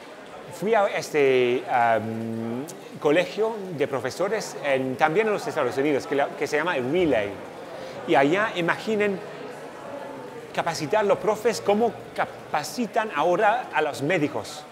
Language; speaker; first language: Spanish; non-native, fluent; English